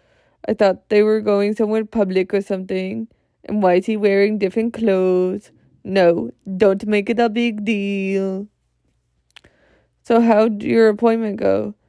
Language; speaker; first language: English; native; English